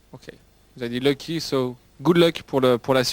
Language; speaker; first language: French; native; French